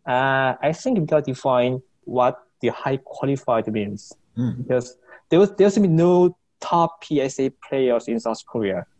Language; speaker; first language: English; non-native, fluent; Korean